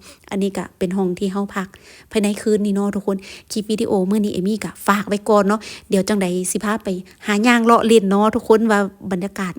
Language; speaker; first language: Thai; non-native, local second language; Lao